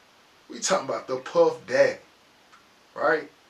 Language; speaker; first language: English; native; English